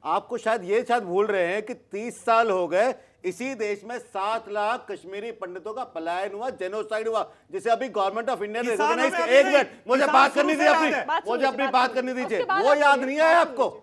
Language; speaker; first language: Hindi; native; Hindi